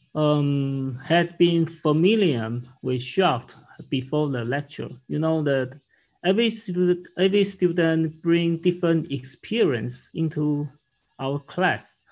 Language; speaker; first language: English; non-native, learner; Chinese